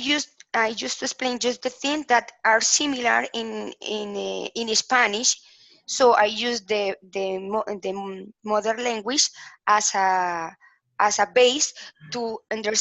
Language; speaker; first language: English; non-native, learner; Spanish